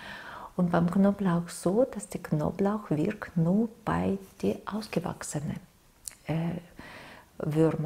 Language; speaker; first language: German; non-native, fluent; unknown